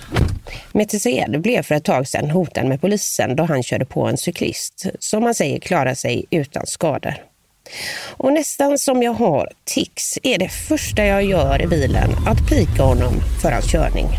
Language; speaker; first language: Swedish; native; Swedish